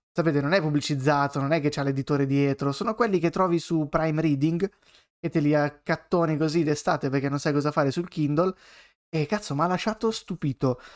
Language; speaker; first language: Italian; native; Italian